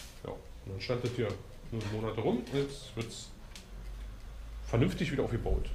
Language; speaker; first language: German; native; German